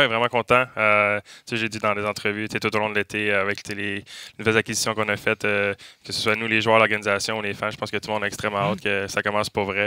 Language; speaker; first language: French; native; French